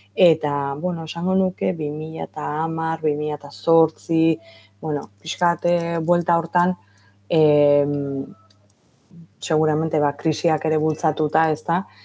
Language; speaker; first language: Basque; native; Basque